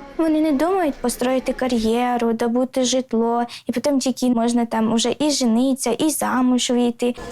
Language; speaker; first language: Ukrainian; non-native, local second language; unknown